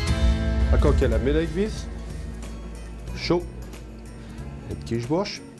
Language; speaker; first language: Hungarian; non-native, learner; French